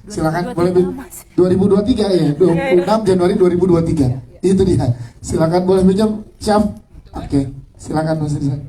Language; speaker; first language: Indonesian; native; Indonesian